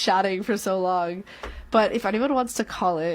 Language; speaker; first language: English; native; English